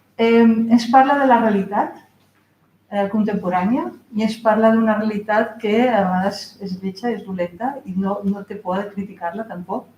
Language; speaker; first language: Catalan; non-native, local second language; Spanish